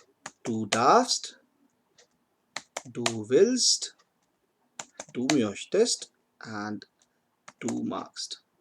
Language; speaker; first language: German; non-native, fluent; Hindi